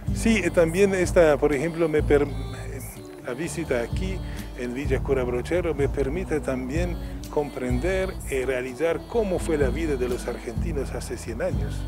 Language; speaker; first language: Spanish; non-native, fluent; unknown